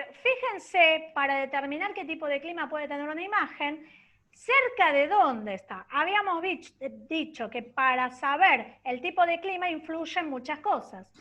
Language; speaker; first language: Spanish; native; Spanish